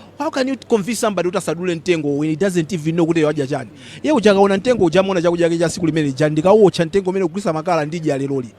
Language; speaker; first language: Nyanja; native; Nyanja